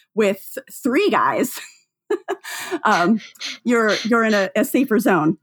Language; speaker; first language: English; native; English